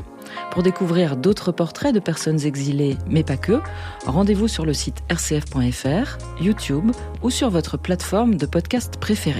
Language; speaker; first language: French; native; French